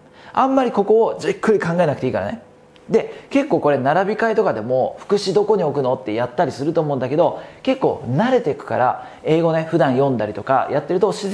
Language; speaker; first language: Japanese; native; Japanese